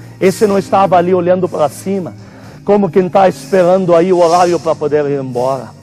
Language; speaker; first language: Portuguese; non-native, fluent; Arabic